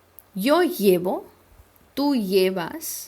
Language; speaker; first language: Spanish; non-native, fluent; Hindi